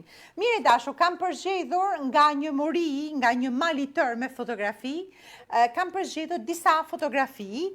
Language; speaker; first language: Albanian; native; Albanian